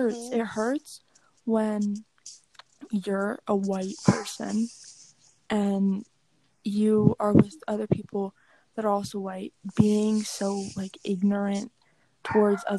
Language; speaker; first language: English; native; English